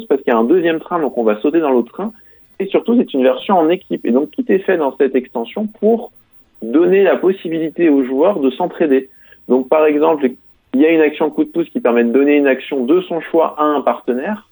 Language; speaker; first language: French; native; French